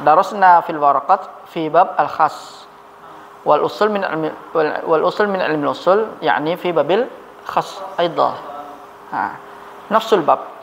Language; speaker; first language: Arabic; non-native, fluent; Indonesian